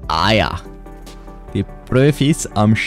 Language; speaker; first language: German; native; German